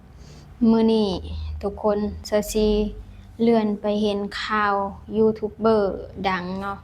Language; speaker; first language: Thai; non-native, local second language; Lao